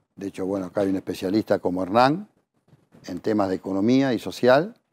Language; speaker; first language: Spanish; native; Spanish